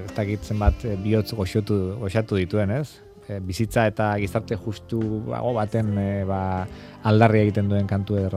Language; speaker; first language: Basque; native; Basque